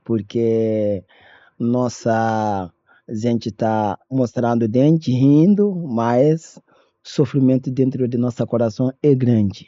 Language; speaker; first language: Portuguese; non-native, learner; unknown